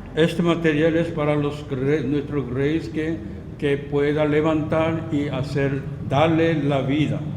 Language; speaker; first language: Spanish; non-native, fluent; Korean